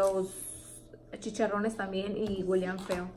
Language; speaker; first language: Spanish; early bilingual, heritage; Spanish